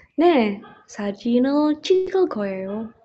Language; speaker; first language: Korean; non-native, learner; Indonesian